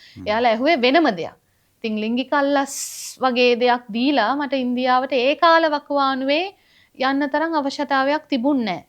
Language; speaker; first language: Sinhala; non-native, local second language; Tamil